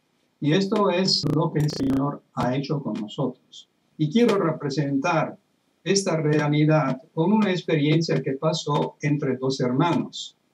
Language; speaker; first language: Spanish; non-native, fluent; Italian